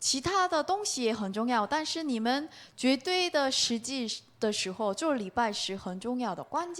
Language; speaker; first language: Chinese; non-native, learner; Korean